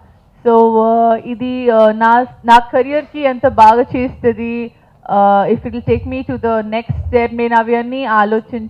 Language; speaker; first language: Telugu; non-native, fluent; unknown